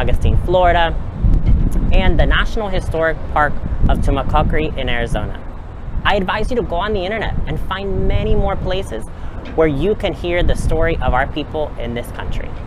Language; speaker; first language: English; early bilingual, other home language; Spanish